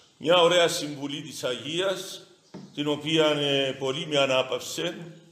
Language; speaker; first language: Greek; native; Greek